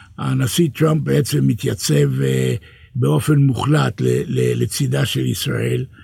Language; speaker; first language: Hebrew; early bilingual, other home language; English